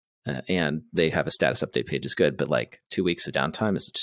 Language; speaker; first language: English; native; English